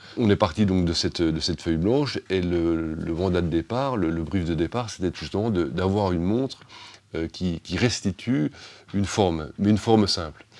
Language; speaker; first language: French; native; French